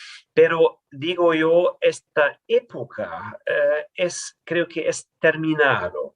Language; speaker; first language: Spanish; non-native, fluent; German